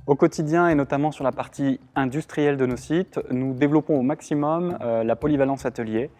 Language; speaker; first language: French; native; French